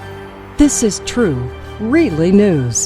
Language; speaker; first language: English; native; English